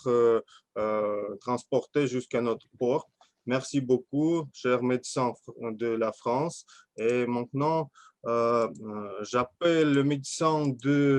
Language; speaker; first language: French; non-native, fluent; Russian